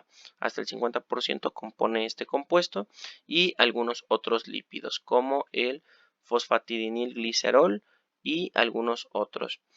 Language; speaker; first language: Spanish; native; Spanish